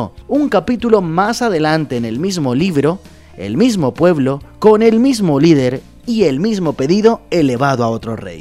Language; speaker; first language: Spanish; native; Spanish